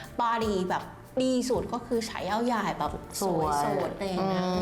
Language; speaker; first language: Thai; non-native, fluent; Vietnamese